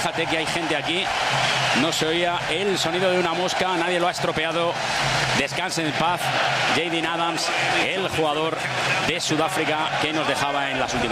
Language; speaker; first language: Spanish; native; Spanish